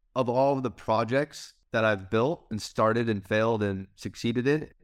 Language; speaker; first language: English; native; English